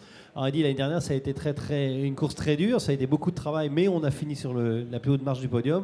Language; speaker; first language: French; native; French